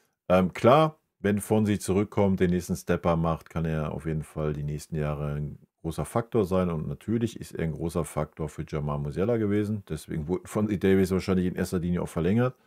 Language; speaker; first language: German; native; German